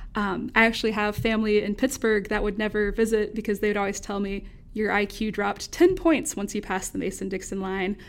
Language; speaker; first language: English; native; English